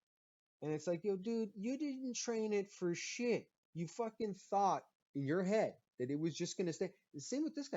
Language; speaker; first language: English; native; English